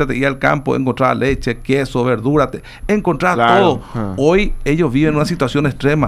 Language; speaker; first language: Spanish; native; Spanish